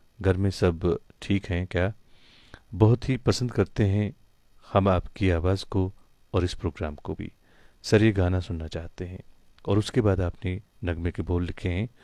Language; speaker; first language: Hindi; non-native, local second language; Kashmiri